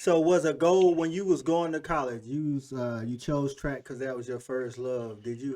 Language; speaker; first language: English; native; English